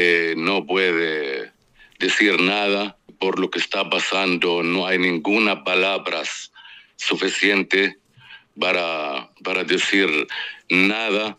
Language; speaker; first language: Spanish; non-native, fluent; Arabic